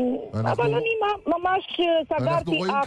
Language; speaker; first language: Hebrew; non-native, fluent; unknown